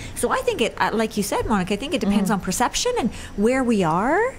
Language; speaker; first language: English; native; English